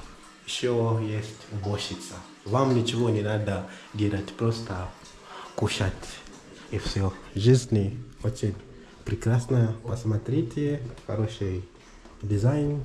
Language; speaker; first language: Russian; non-native, learner; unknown